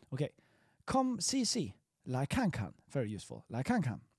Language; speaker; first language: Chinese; non-native, fluent; English